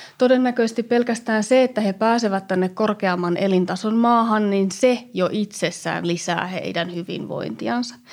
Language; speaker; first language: Finnish; native; Finnish